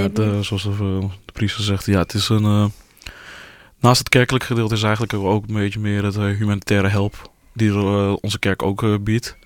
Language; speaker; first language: Dutch; non-native, fluent; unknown